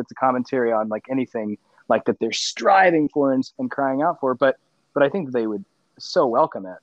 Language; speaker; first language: English; native; English